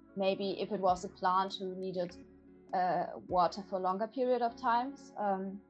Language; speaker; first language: English; non-native, fluent; German